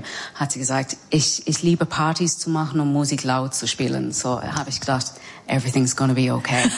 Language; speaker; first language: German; non-native, fluent; English